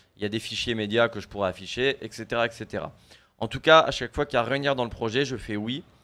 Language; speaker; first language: French; native; French